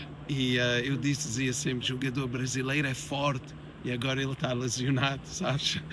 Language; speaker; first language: Portuguese; early bilingual, heritage; English